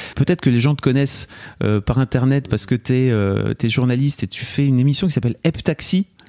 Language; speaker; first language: French; native; French